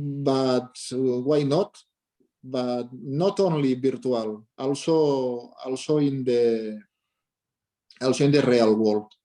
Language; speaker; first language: English; non-native, learner; Catalan